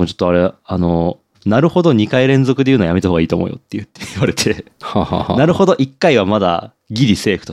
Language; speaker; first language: Japanese; native; Japanese